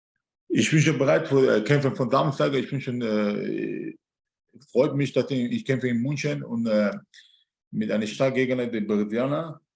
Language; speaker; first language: German; non-native, learner; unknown